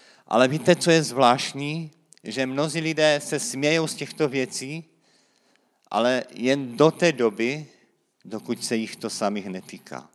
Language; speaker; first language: Czech; native; Czech